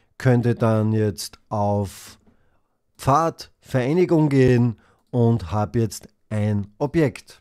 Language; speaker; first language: German; native; German